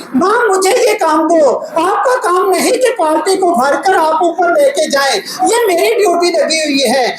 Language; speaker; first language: Urdu; non-native, local second language; Punjabi